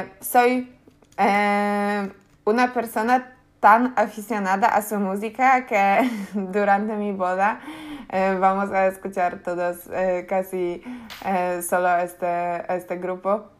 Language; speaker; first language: Spanish; non-native, learner; Polish